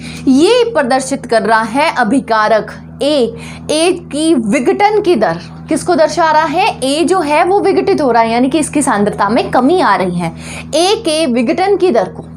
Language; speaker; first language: Hindi; native; Hindi